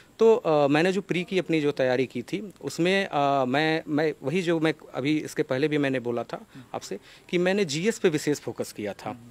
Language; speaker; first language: Hindi; native; Hindi